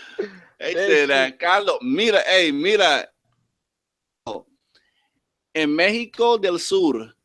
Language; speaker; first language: Spanish; non-native, learner; English